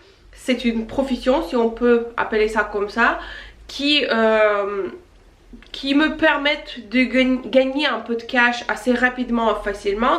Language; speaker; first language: French; non-native, fluent; Russian